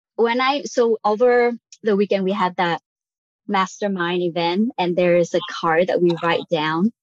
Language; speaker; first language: English; non-native, fluent; Vietnamese